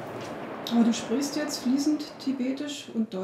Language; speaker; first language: German; native; German